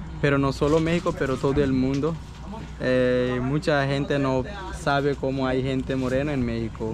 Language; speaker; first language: Spanish; non-native, learner; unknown